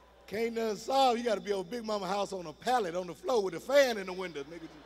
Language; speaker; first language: English; native; English